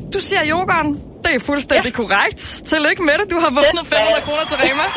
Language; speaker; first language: Danish; native; Danish